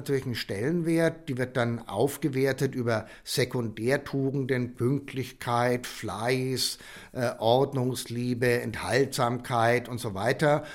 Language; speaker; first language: German; native; German